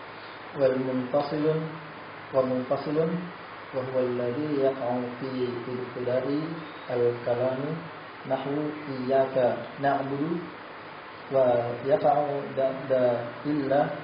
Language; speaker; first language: Arabic; non-native, learner; Indonesian